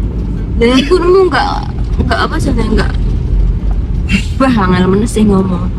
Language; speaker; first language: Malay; non-native, local second language; Javanese